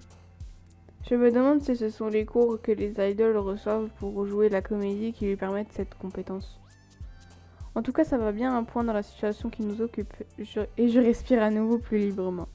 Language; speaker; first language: French; native; French